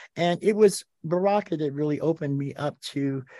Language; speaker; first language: English; native; English